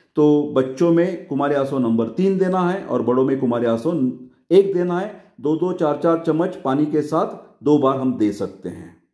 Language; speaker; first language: Hindi; non-native, local second language; Marathi